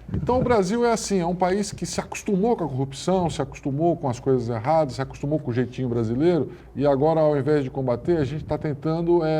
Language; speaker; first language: Portuguese; native; Portuguese